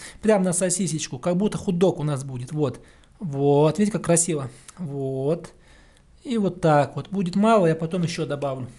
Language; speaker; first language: Russian; native; Russian